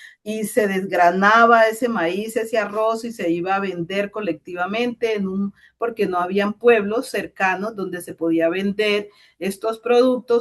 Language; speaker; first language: Spanish; native; Spanish